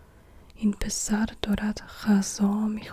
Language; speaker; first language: Persian; non-native, learner; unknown